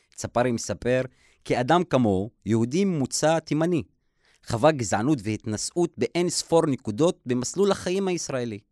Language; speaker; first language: Hebrew; non-native, local second language; Arabic